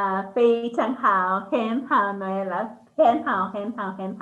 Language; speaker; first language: Chinese; non-native, fluent; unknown